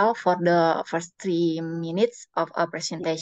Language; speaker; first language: English; non-native, learner; Indonesian